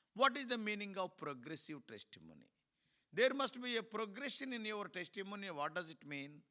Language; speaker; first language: English; non-native, local second language; Telugu